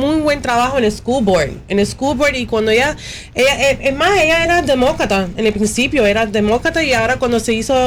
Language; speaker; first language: Spanish; early bilingual, heritage; Spanish